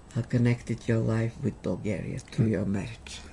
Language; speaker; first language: English; non-native, fluent; Bulgarian